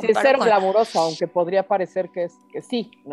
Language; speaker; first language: Spanish; native; Spanish